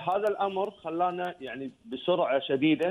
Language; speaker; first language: Arabic; native; Arabic